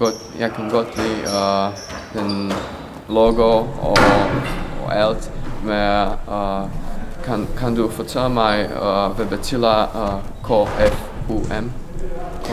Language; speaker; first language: Danish; non-native, learner; Slovak